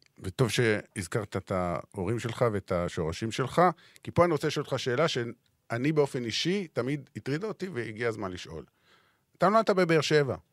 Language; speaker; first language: Hebrew; native; Hebrew